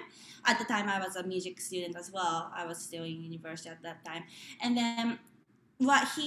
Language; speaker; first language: English; non-native, fluent; Japanese